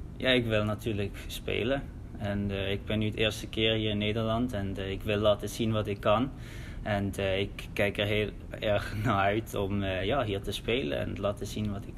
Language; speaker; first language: Dutch; early bilingual, heritage; German